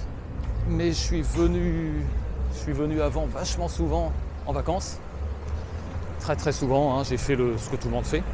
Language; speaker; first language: French; native; French